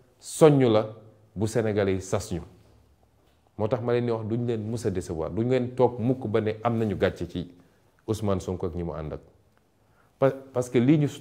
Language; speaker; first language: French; non-native, local second language; Wolof